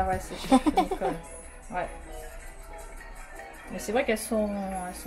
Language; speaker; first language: French; native; French